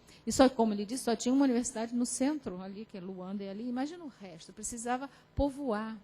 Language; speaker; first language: Portuguese; native; Portuguese